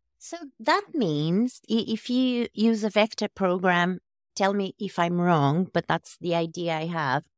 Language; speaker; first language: English; non-native, fluent; Portuguese